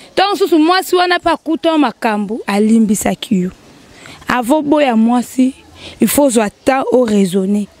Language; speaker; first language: Lingala; native; Lingala